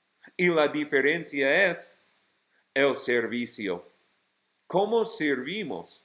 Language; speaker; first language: Spanish; non-native, fluent; English